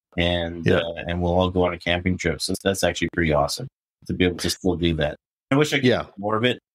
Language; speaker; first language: English; native; English